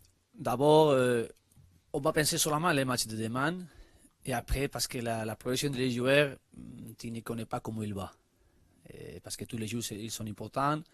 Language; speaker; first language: French; non-native, learner; Spanish